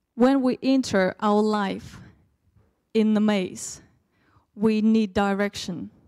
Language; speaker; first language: English; early bilingual, other home language; Russian